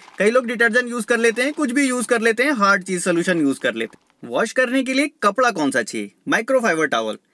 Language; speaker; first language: Hindi; native; Hindi